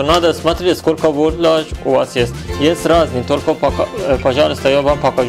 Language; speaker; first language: Russian; non-native, learner; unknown